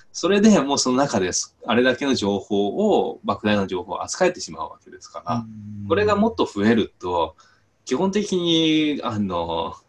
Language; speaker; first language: Japanese; non-native, fluent; Chinese